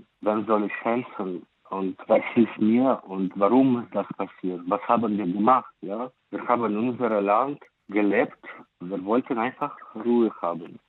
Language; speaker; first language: German; non-native, fluent; Ukrainian